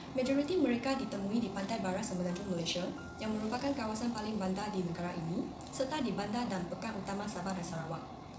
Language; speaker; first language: Malay; non-native, local second language; Chinese